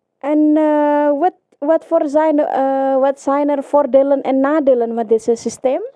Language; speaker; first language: Dutch; non-native, learner; Indonesian